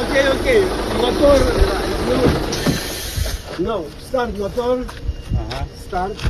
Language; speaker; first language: English; non-native, learner; Russian